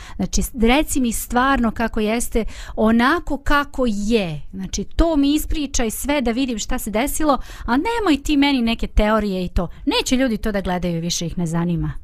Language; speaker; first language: Bosnian; native; Bosnian